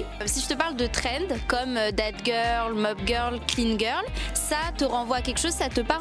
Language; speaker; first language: French; native; French